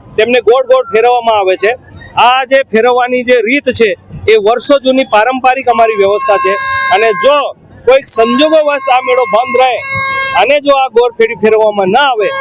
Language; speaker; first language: Gujarati; non-native, local second language; Rathawi